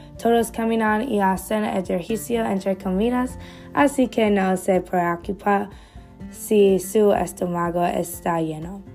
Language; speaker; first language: Spanish; non-native, learner; English